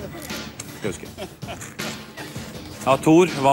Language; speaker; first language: Norwegian; native; Norwegian